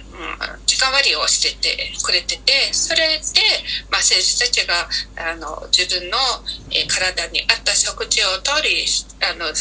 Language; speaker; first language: Japanese; non-native, fluent; Mongolian